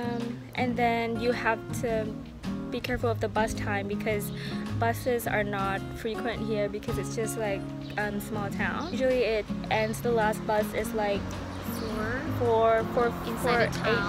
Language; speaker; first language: English; non-native, fluent; Vietnamese